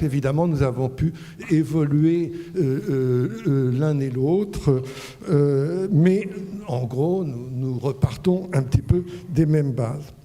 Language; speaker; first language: French; native; French